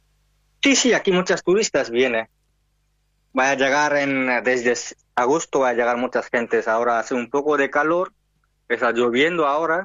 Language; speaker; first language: Spanish; non-native, learner; Hindi